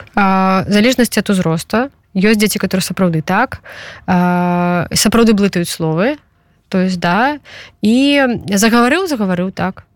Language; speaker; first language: Belarusian; non-native, local second language; Russian